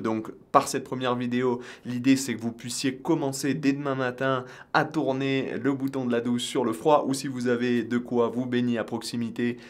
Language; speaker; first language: French; native; French